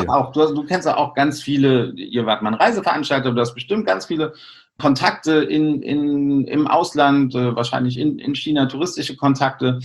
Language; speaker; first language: German; native; German